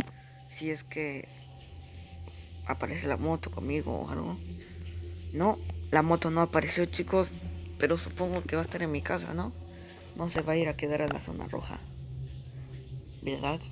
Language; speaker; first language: Spanish; native; Spanish